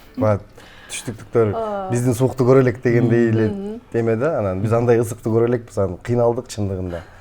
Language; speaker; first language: Kyrgyz; native; Kyrgyz